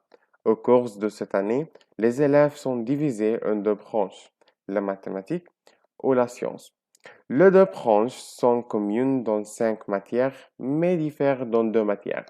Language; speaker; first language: French; non-native, learner; Arabic